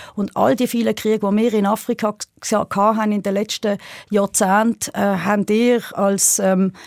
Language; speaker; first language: German; native; German